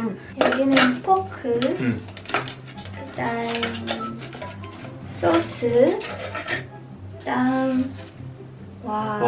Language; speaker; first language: Korean; non-native, learner; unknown